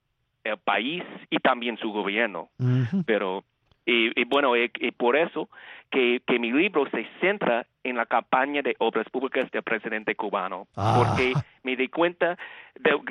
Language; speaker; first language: Spanish; non-native, fluent; English